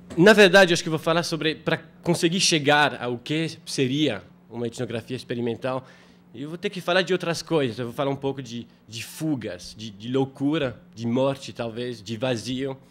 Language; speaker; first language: Portuguese; non-native, fluent; French